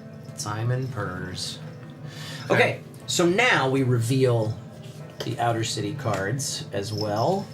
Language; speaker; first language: English; native; English